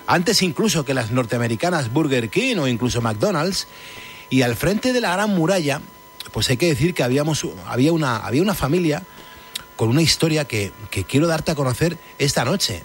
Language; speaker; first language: Spanish; native; Spanish